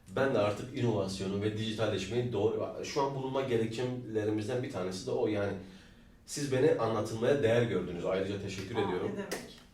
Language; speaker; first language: Turkish; native; Turkish